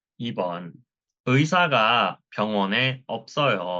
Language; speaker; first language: Korean; non-native, learner; Thai